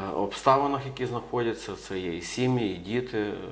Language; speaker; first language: Ukrainian; native; Ukrainian